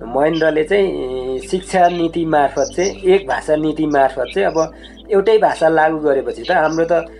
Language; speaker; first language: Nepali; non-native, local second language; Limbu